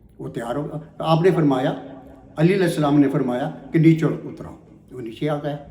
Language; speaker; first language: Urdu; non-native, local second language; Punjabi